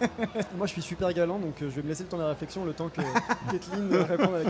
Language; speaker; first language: French; native; French